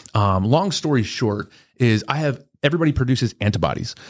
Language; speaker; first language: English; native; English